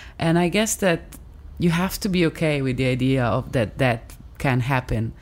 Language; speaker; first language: English; non-native, fluent; Italian